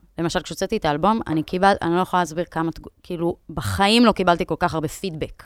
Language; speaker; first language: Hebrew; native; Hebrew